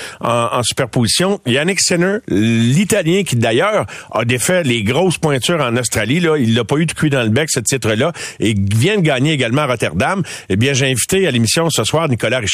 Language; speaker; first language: French; native; French